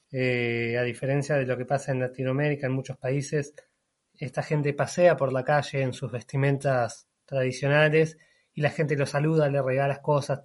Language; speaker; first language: Spanish; native; Spanish